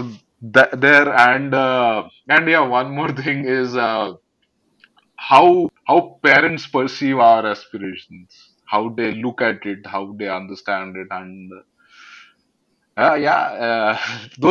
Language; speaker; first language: English; non-native, local second language; Hindi